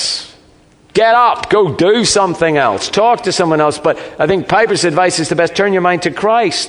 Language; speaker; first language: English; native; English